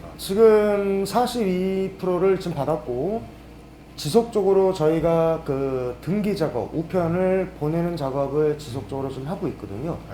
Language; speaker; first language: Korean; native; Korean